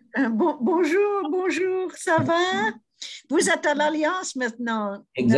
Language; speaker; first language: French; non-native, fluent; English